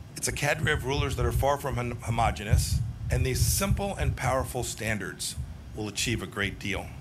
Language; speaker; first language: English; native; English